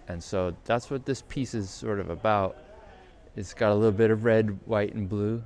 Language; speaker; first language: English; native; English